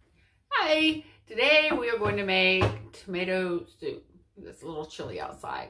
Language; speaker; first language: English; native; English